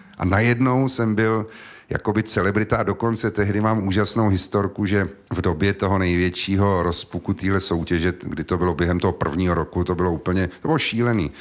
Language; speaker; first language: Czech; native; Czech